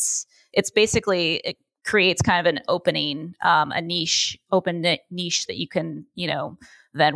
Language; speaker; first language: English; native; English